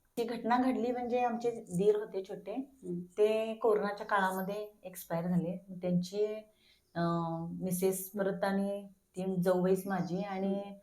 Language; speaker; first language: Marathi; native; Marathi